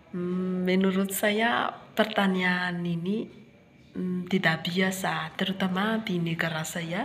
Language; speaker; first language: Indonesian; non-native, fluent; Malagasy